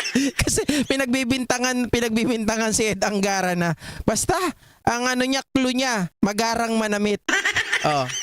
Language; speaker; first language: Filipino; non-native, local second language; Iloko